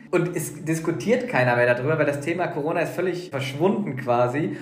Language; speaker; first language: German; native; German